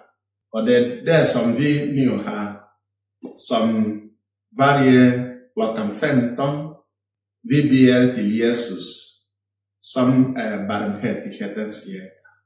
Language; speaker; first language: Swedish; non-native, fluent; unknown